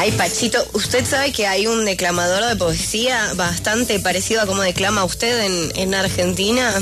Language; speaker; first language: Spanish; native; Spanish